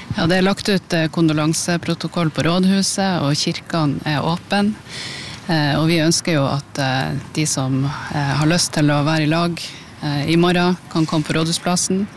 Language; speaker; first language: Norwegian; native; Norwegian